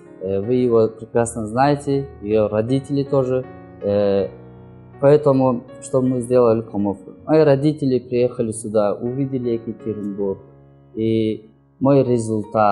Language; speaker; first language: Russian; non-native, learner; Kyrgyz